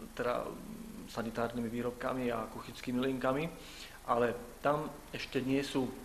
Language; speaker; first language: Slovak; native; Slovak